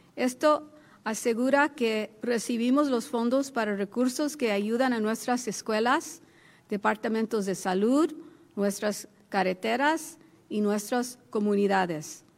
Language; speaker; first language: Spanish; early bilingual, heritage; Spanish